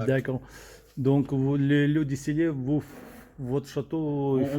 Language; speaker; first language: French; non-native, learner; Russian